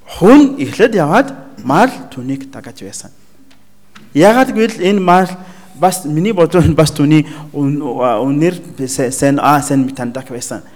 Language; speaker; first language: Mongolian; non-native, learner; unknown